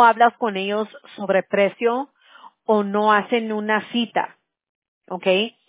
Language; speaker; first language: Spanish; early bilingual, heritage; Spanish